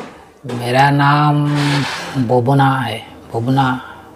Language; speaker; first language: Hindi; non-native, local second language; Odia